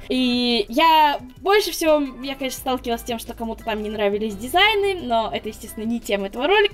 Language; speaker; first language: Russian; native; Russian